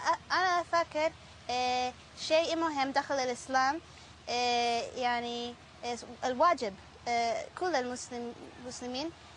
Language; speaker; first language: Arabic; non-native, learner; English